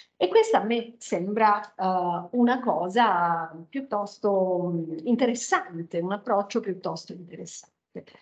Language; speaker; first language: Italian; native; Italian